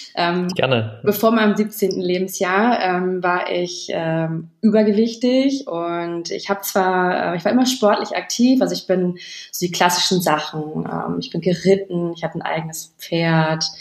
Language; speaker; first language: German; native; German